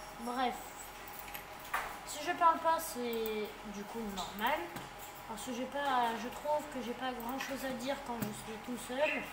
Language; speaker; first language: French; native; French